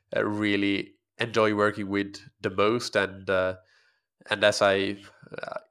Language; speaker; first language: English; non-native, fluent; Swedish